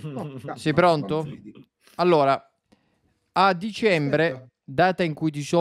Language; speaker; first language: Italian; native; Italian